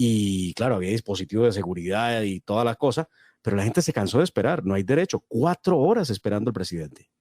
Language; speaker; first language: Spanish; native; Spanish